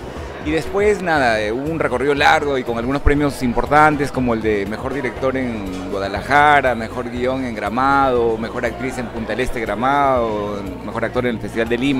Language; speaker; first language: Spanish; native; Spanish